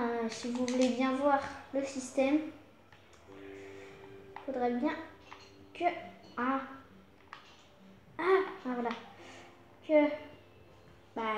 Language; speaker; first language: French; native; French